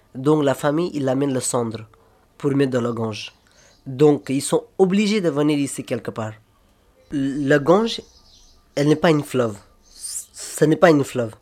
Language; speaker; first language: French; non-native, learner; Hindi